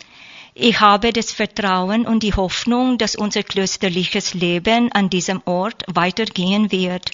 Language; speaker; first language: German; non-native, learner; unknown